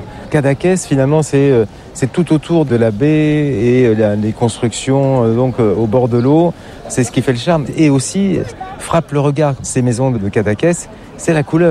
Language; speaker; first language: French; native; French